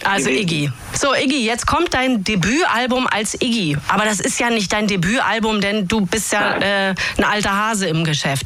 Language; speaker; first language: German; native; German